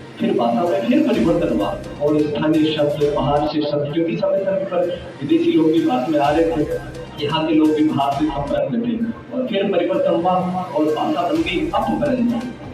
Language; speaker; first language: Hindi; native; Hindi